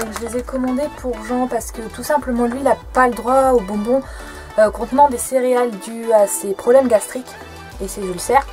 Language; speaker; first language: French; native; French